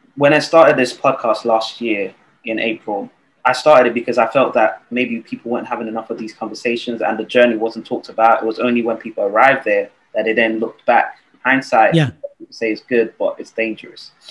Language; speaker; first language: English; non-native, local second language; Yoruba